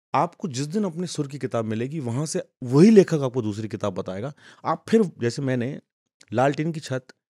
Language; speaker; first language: Hindi; native; Hindi